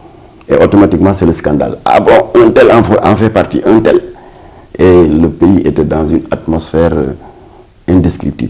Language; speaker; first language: French; non-native, local second language; Wolof